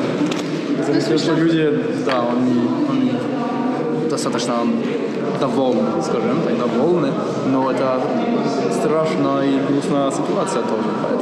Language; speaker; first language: Russian; non-native, learner; French